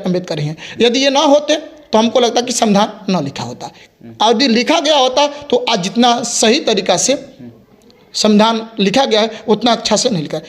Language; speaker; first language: Hindi; native; Hindi